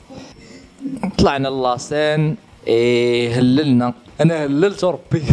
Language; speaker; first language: Arabic; native; Arabic